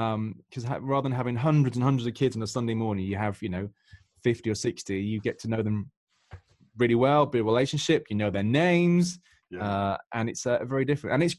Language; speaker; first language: English; native; English